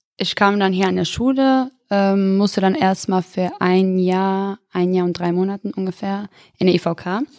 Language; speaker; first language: German; non-native, fluent; Albanian